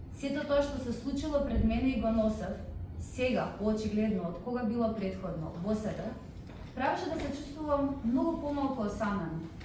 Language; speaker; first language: Macedonian; early bilingual, heritage; Macedonian